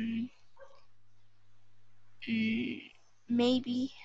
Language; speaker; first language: English; non-native, learner; Vietnamese